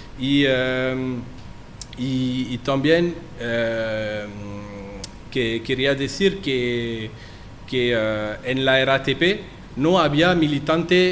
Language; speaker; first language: Spanish; non-native, learner; French